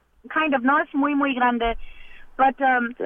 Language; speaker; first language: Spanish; early bilingual, heritage; Spanish